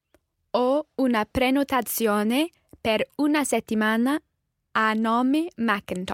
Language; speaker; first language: Italian; non-native, learner; English